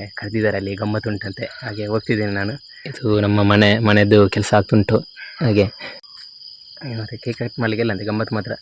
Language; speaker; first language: Kannada; non-native, local second language; Tulu